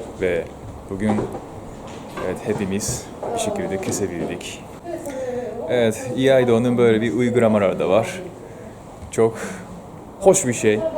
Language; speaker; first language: Turkish; non-native, fluent; Japanese